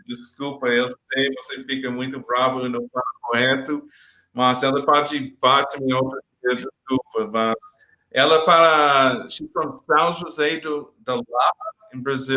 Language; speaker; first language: Portuguese; non-native, learner; English